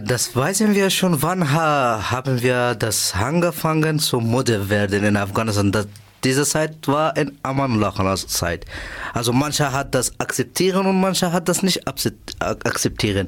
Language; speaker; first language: German; non-native, learner; Persian